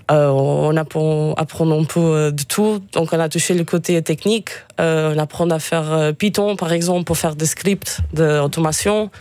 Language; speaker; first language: French; non-native, fluent; Portuguese